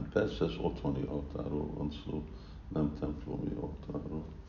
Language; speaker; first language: Hungarian; early bilingual, heritage; Hungarian